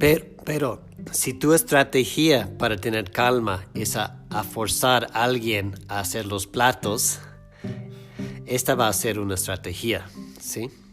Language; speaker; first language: Spanish; non-native, fluent; English